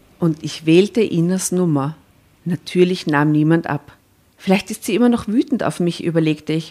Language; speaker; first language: German; early bilingual, other home language; Serbian